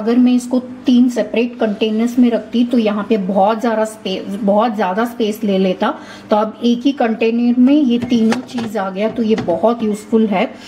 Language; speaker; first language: Hindi; non-native, local second language; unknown